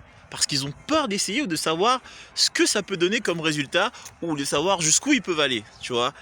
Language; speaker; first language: French; native; French